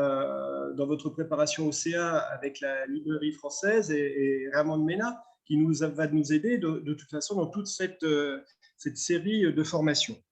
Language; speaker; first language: French; native; French